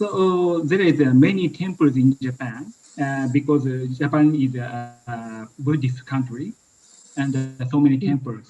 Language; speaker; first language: English; non-native, learner; Japanese